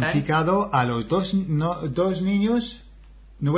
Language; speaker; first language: Spanish; non-native, fluent; English